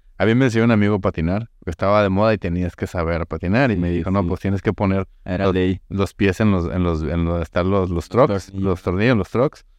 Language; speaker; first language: Spanish; native; Spanish